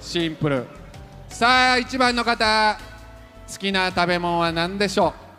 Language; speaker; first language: Japanese; native; Japanese